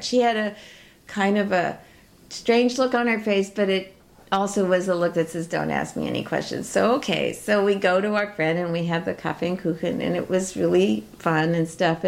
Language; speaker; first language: English; native; English